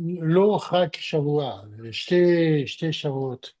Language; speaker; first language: Hebrew; non-native, learner; French